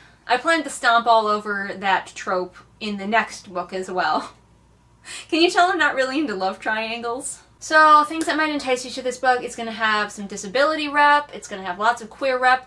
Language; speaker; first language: English; native; English